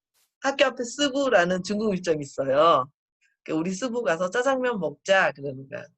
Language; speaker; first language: Korean; native; Korean